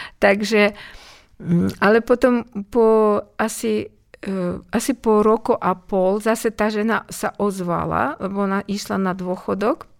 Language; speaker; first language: Slovak; non-native, fluent; Russian